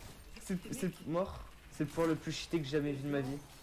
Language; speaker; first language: French; native; French